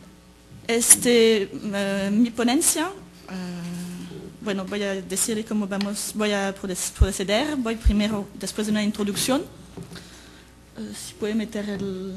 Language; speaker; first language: Spanish; native; Spanish